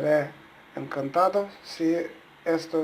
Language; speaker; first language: Spanish; non-native, learner; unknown